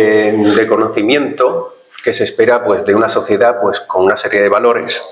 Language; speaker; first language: Spanish; native; Spanish